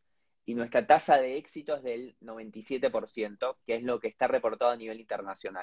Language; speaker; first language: Spanish; native; Spanish